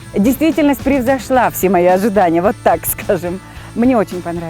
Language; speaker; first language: Russian; native; Russian